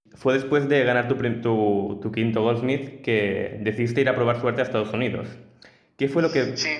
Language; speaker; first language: Spanish; native; Spanish